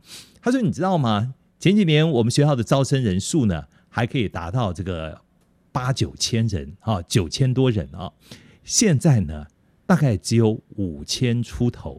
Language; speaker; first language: Chinese; native; Chinese